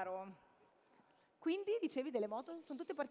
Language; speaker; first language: Italian; native; Italian